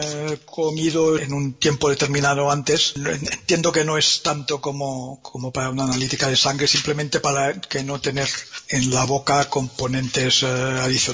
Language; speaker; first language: Spanish; native; Spanish